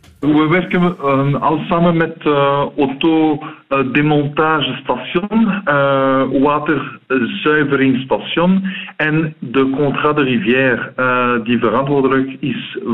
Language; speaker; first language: Dutch; non-native, learner; French